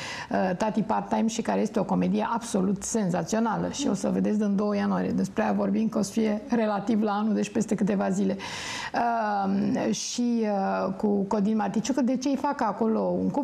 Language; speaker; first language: Romanian; native; Romanian